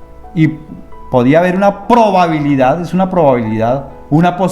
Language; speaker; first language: Spanish; native; Spanish